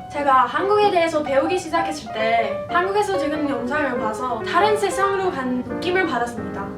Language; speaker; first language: Korean; non-native, fluent; English